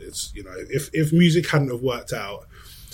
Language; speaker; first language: English; native; English